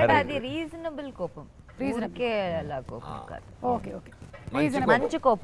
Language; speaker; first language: Telugu; non-native, learner; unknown